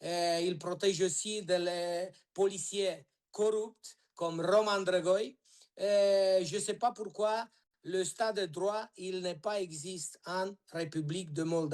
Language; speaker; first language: French; non-native, learner; Romanian